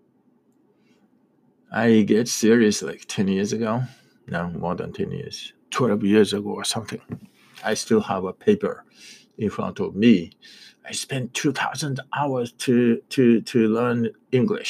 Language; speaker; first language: English; non-native, fluent; Japanese